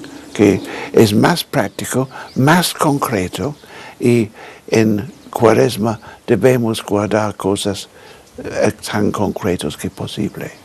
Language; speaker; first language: Spanish; non-native, fluent; English